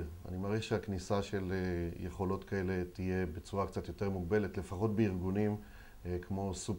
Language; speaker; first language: Hebrew; native; Hebrew